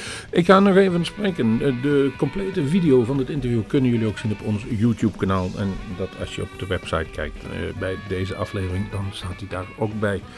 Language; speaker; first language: Dutch; native; Dutch